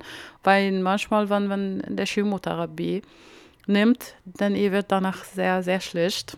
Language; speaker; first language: German; non-native, learner; Arabic